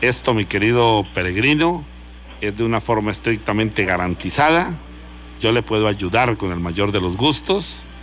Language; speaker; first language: Spanish; native; Spanish